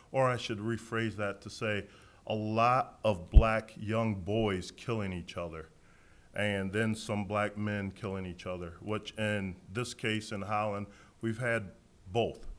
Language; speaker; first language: English; native; English